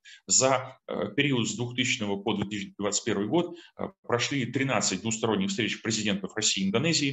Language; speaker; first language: Russian; native; Russian